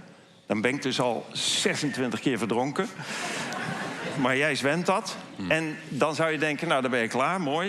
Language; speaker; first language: Dutch; native; Dutch